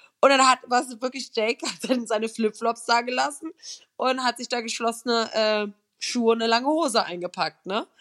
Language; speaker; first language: German; native; German